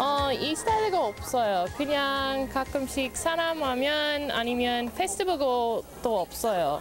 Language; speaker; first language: Korean; non-native, learner; English